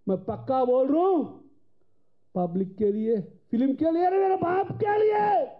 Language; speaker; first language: Hindi; non-native, local second language; Telugu